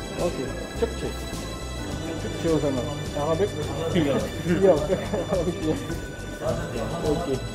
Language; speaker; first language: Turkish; non-native, learner; French